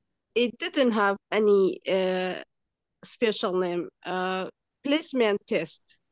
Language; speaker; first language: English; non-native, learner; Kurdish